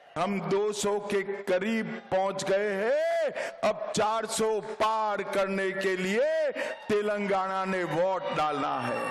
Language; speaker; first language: Hindi; non-native, local second language; Gujarati